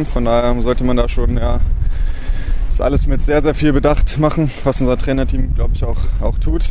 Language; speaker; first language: German; native; German